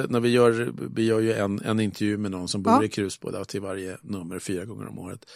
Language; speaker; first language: Swedish; native; Swedish